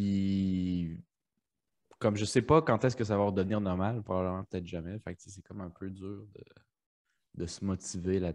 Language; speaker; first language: French; early bilingual, other home language; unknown